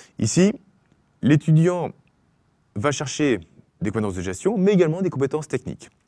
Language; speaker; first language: French; native; French